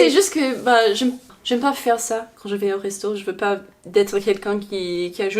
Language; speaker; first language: French; non-native, fluent; English